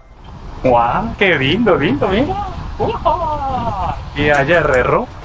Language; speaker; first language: Spanish; non-native, learner; Japanese